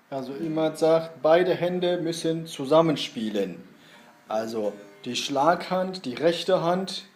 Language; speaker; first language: German; early bilingual, other home language; Kurdish